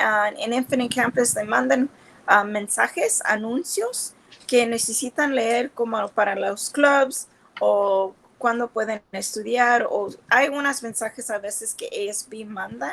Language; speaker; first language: Spanish; early bilingual, heritage; Spanish